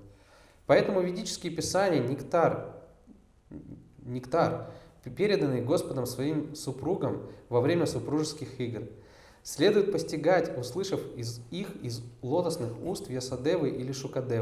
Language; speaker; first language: Russian; native; Russian